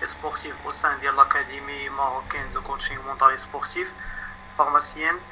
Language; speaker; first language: French; non-native, local second language; Arabic